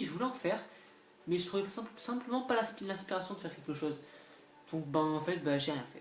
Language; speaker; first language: French; native; French